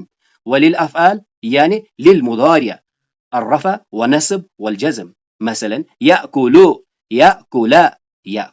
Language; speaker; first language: Arabic; non-native, fluent; Urdu